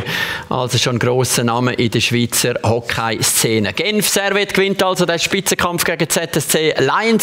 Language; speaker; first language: German; native; German